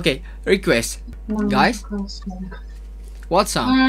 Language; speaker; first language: English; non-native, learner; Indonesian